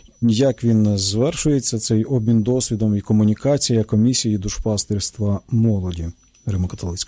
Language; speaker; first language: Ukrainian; native; Ukrainian